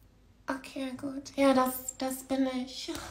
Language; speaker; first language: German; native; German